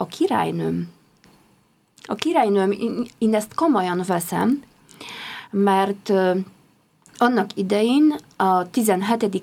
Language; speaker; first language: Hungarian; non-native, fluent; Polish